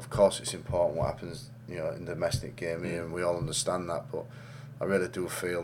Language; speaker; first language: English; native; English